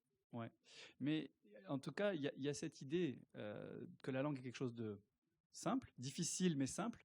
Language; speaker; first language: French; native; French